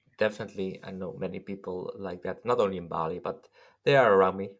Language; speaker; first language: English; non-native, fluent; Dutch